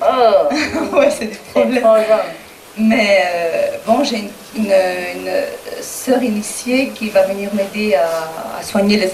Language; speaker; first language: French; non-native, fluent; Spanish